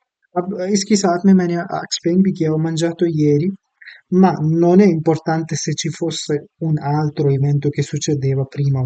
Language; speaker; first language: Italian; non-native, fluent; Urdu